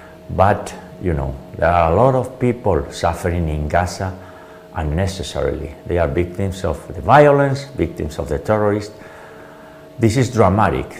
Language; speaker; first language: English; non-native, fluent; Spanish